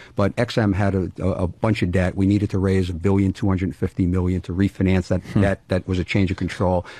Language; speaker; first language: English; native; English